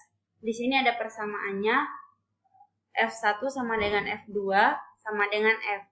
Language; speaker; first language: Indonesian; native; Indonesian